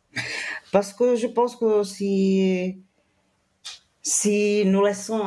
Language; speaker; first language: French; non-native, fluent; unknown